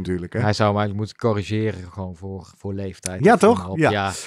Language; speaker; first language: Dutch; native; Dutch